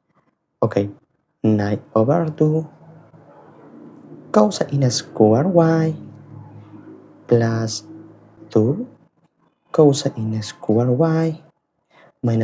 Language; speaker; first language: English; non-native, fluent; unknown